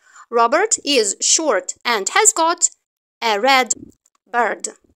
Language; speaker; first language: English; non-native, fluent; Ukrainian